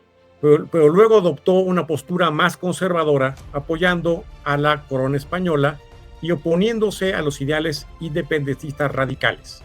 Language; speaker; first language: Spanish; native; Spanish